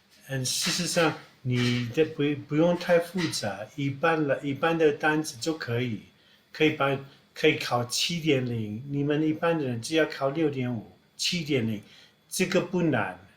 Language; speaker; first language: Chinese; non-native, fluent; English